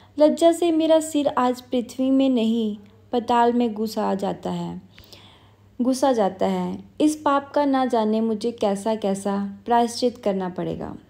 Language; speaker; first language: Hindi; non-native, local second language; Punjabi